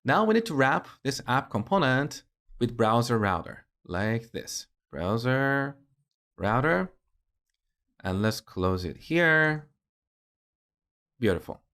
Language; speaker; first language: English; native; English